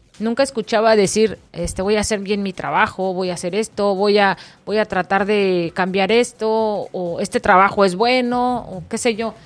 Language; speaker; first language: Spanish; native; Spanish